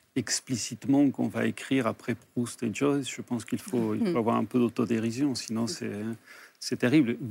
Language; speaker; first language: French; early bilingual, other home language; Spanish